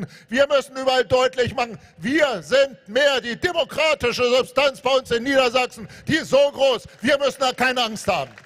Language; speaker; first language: German; native; German